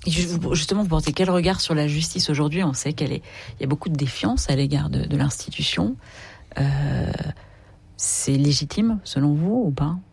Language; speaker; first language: French; native; French